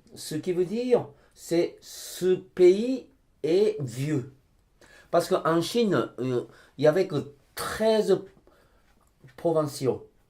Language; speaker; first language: French; non-native, fluent; Japanese